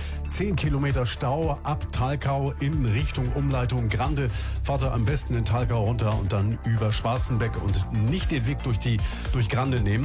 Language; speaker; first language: German; native; German